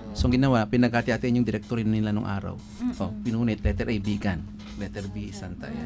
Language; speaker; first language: Filipino; non-native, local second language; Iloko